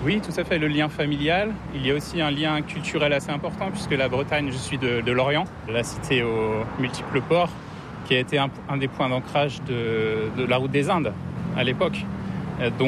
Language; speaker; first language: French; native; French